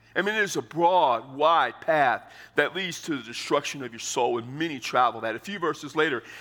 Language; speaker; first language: English; native; English